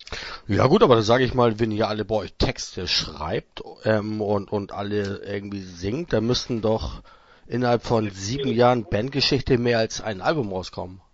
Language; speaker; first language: German; native; German